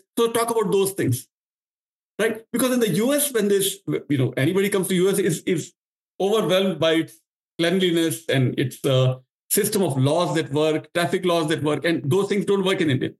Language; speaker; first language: English; non-native, local second language; Marwari